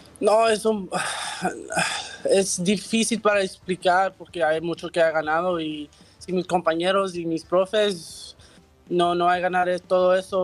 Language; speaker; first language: Spanish; early bilingual, heritage; Spanish